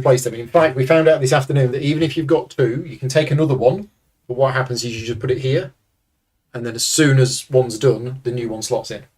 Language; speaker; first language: English; native; English